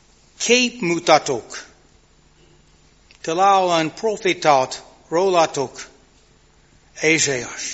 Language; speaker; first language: Hungarian; non-native, fluent; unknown